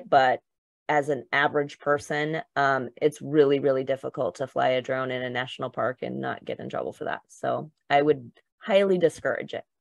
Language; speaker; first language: English; native; English